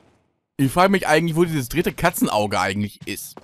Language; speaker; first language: German; native; German